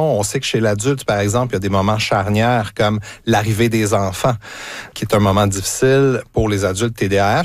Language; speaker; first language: French; native; French